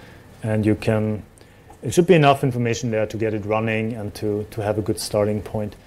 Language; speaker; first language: English; non-native, fluent; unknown